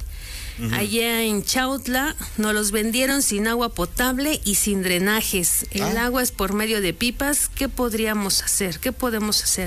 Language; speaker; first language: Spanish; native; Spanish